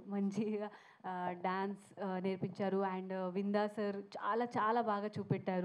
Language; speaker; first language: Telugu; non-native, learner; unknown